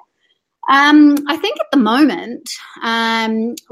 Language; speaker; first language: English; native; English